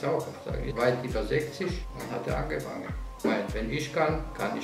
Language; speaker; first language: German; non-native, fluent; Slovenian